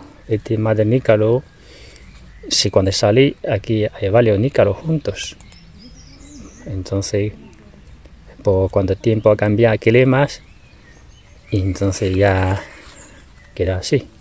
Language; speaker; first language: Spanish; non-native, learner; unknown